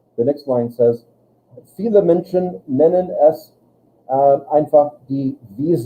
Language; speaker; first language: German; non-native, fluent; English